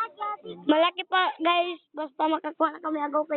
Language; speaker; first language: Filipino; non-native, local second language; Cebuano